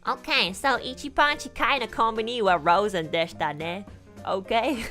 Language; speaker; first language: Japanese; non-native, learner; English